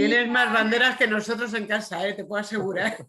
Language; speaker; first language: Spanish; native; Spanish